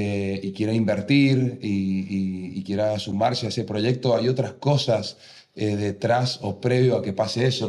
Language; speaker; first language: Spanish; native; Spanish